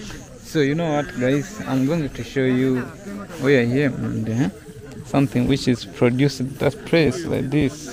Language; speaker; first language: English; non-native, fluent; Rundi